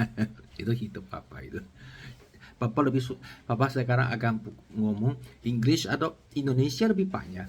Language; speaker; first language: Indonesian; non-native, learner; Chinese